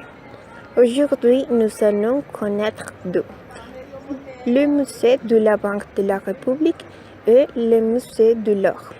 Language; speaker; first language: French; non-native, learner; Spanish